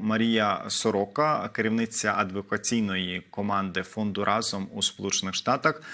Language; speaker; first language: Ukrainian; native; Ukrainian